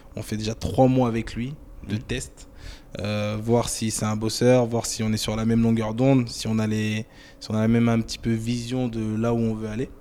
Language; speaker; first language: French; native; French